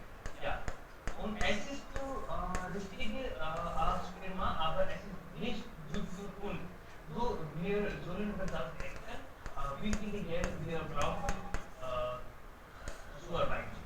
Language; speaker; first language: German; non-native, learner; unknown